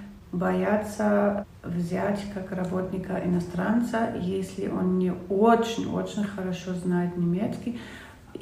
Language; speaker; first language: Russian; non-native, fluent; German